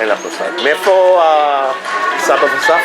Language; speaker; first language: Hebrew; non-native, fluent; English